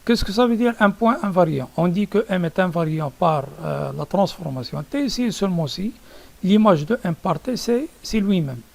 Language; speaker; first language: French; non-native, local second language; Arabic